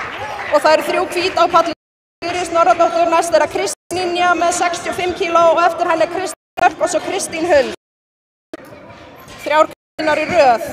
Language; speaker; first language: Icelandic; native; Icelandic